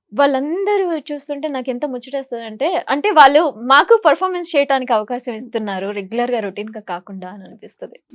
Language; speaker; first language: Telugu; native; Telugu